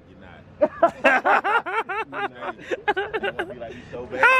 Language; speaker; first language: English; native; English